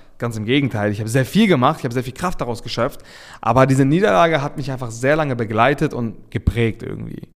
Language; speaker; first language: German; early bilingual, other home language; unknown